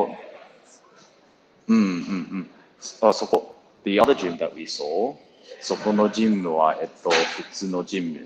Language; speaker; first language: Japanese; non-native, learner; English